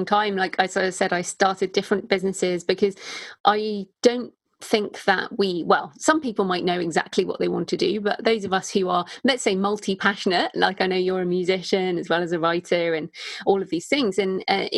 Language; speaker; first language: English; native; English